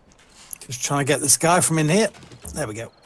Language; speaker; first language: English; native; English